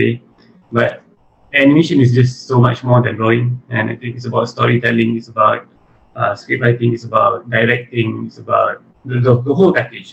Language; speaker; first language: English; early bilingual, other home language; Malay